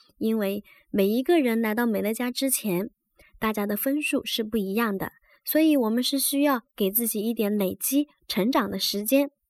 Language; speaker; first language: Chinese; native; Chinese